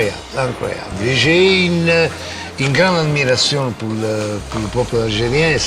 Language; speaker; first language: French; non-native, fluent; Italian